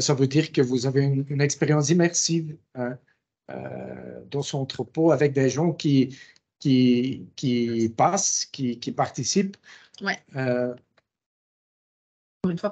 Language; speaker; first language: French; non-native, local second language; Dutch